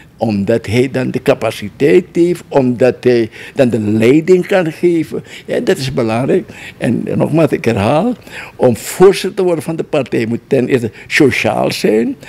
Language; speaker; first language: Dutch; non-native, local second language; Javanese